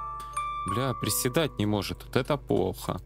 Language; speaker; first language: Russian; native; Russian